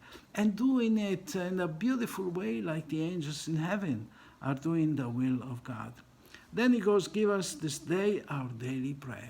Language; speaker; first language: English; non-native, fluent; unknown